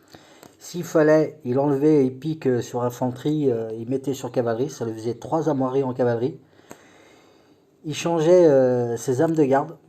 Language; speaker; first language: French; native; French